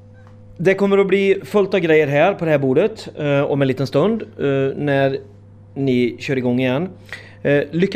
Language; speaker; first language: Swedish; native; Swedish